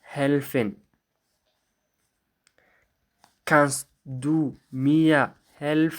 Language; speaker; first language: German; non-native, fluent; Somali